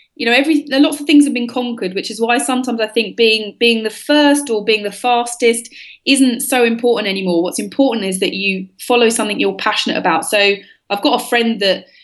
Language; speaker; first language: English; native; English